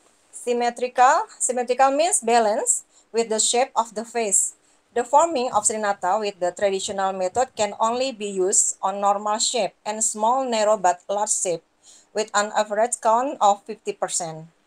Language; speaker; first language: English; non-native, learner; Indonesian